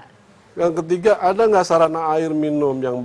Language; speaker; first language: Indonesian; native; Indonesian